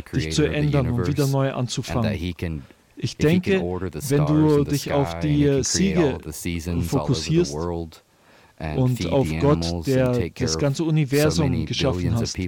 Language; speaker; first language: German; non-native, fluent; English